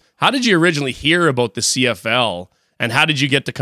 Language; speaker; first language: English; native; English